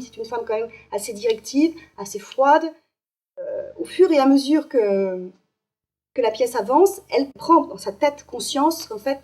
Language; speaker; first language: French; native; French